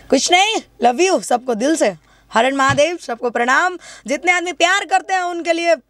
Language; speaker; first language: Hindi; native; Hindi